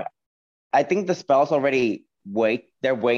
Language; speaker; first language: English; non-native, fluent; Spanish